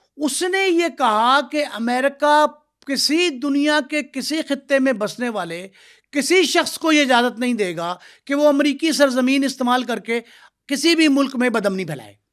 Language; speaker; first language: Urdu; native; Urdu